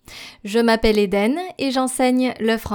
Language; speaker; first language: French; non-native, fluent; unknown